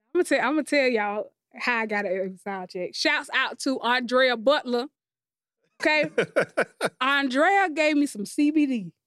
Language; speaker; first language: English; native; English